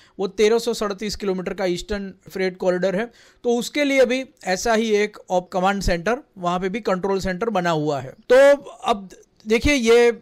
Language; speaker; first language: Hindi; non-native, local second language; Gujarati